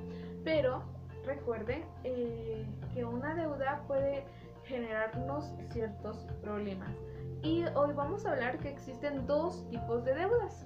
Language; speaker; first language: Spanish; native; Spanish